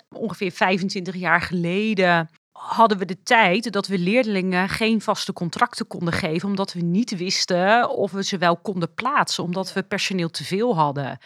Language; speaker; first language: Dutch; native; Dutch